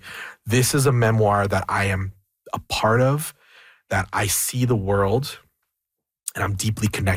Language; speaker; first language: English; early bilingual, other home language; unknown